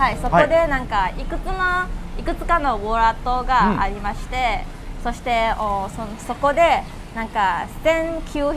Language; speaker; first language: Japanese; non-native, learner; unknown